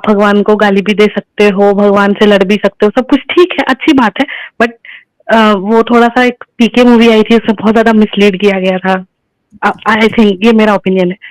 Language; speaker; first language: Hindi; native; Hindi